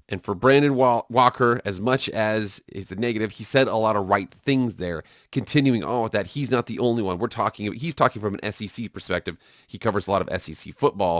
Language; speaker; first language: English; native; English